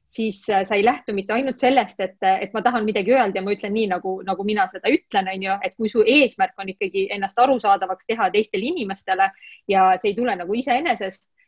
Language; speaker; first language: Estonian; non-native, local second language; Russian